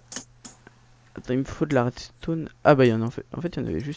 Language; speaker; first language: French; native; French